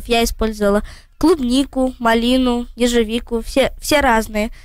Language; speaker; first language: Russian; early bilingual, heritage; Russian